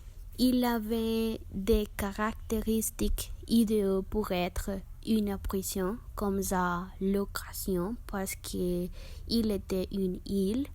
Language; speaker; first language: French; non-native, learner; Spanish